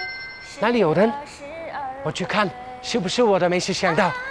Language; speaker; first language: Chinese; non-native, fluent; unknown